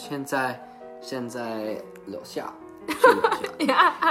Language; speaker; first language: Chinese; non-native, learner; English